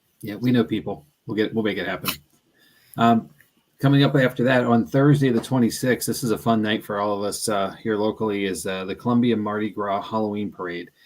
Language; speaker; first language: English; native; English